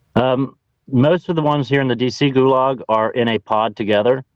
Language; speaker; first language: English; native; English